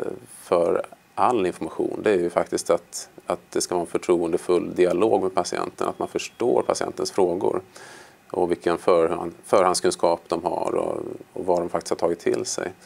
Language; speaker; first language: Swedish; native; Swedish